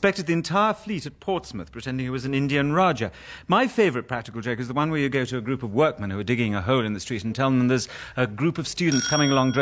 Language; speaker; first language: English; native; English